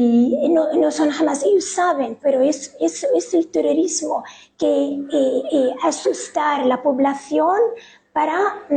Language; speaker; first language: Spanish; non-native, fluent; Arabic